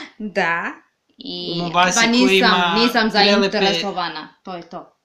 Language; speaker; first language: Serbian; non-native, learner; Swahili